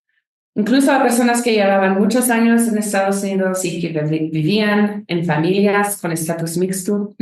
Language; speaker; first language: Spanish; non-native, fluent; English